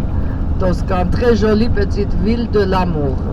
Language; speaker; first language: French; non-native, fluent; Georgian